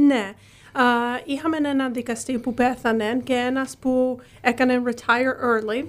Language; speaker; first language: Greek; early bilingual, heritage; Greek